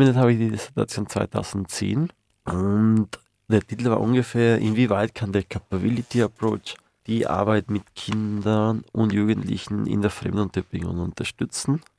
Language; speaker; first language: German; non-native, fluent; Spanish